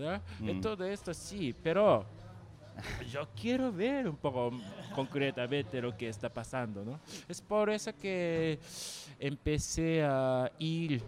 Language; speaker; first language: Spanish; non-native, learner; Japanese